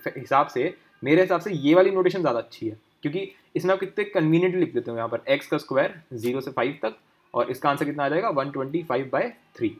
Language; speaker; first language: Hindi; native; Hindi